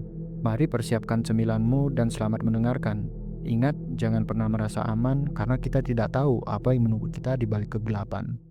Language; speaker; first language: Indonesian; native; Indonesian